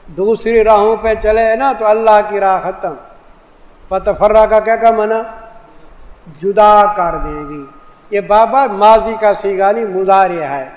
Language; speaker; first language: Urdu; non-native, local second language; Saraiki